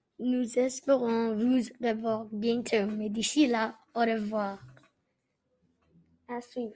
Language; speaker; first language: French; non-native, learner; English